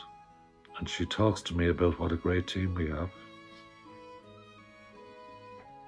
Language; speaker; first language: English; native; English